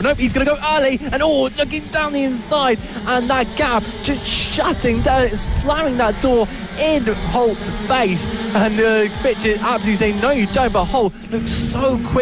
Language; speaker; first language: English; native; English